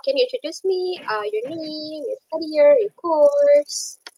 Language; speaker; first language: English; non-native, local second language; Malay